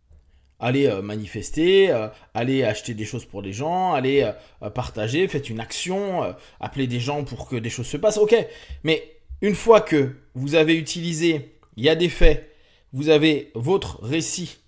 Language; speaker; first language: French; native; French